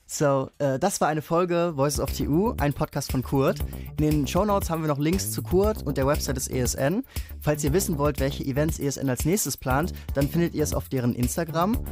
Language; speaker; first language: German; native; German